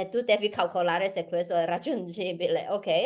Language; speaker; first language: Italian; non-native, learner; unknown